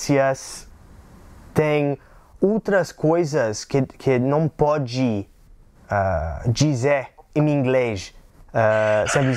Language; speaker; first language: Portuguese; non-native, learner; English